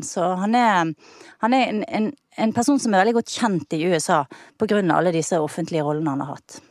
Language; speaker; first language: Norwegian; native; Norwegian